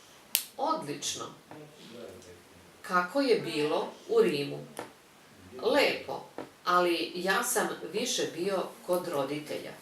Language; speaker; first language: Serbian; non-native, fluent; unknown